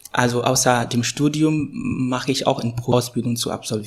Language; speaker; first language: German; non-native, fluent; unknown